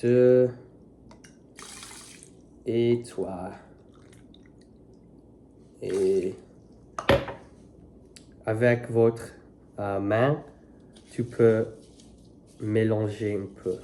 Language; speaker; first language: French; non-native, learner; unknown